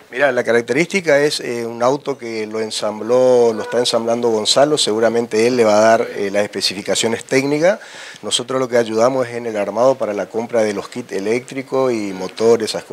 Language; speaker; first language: Spanish; native; Spanish